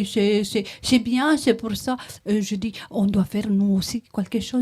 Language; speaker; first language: French; non-native, learner; Romanian